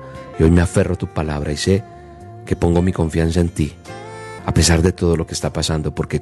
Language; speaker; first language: Spanish; native; Spanish